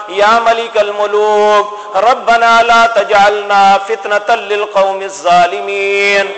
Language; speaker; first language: Urdu; non-native, local second language; Punjabi